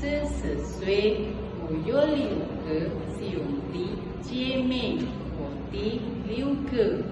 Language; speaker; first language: Chinese; non-native, learner; Indonesian